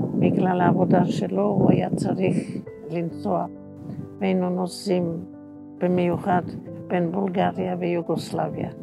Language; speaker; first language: Hebrew; non-native, fluent; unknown